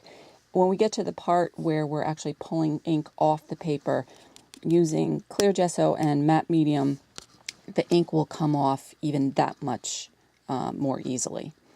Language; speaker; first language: English; native; English